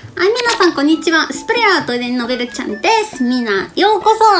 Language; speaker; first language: Japanese; non-native, learner; Spanish